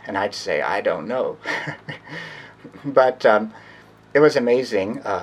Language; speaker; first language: English; native; English